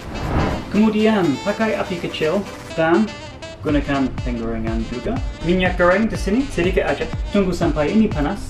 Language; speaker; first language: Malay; non-native, learner; English